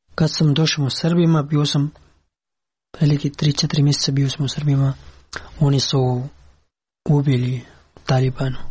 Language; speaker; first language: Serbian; non-native, learner; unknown